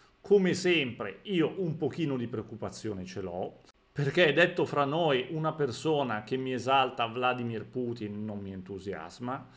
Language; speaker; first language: Italian; native; Italian